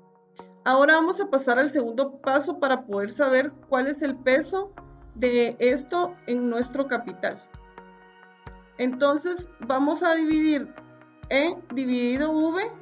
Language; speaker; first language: Spanish; native; Spanish